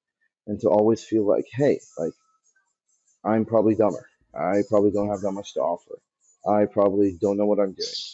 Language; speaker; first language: English; early bilingual, other home language; Persian